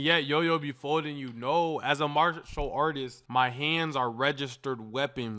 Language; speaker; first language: English; native; English